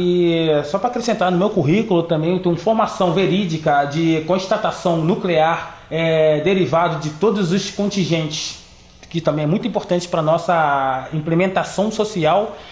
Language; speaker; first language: Portuguese; native; Portuguese